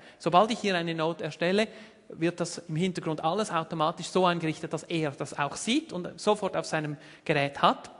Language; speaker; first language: German; native; German